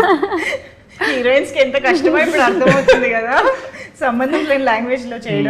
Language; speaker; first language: Telugu; native; Telugu